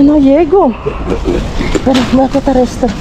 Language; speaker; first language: Spanish; non-native, learner; Filipino